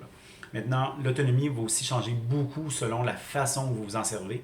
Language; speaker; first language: French; native; French